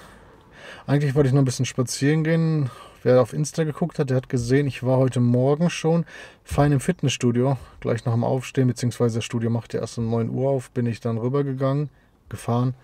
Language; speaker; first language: German; native; German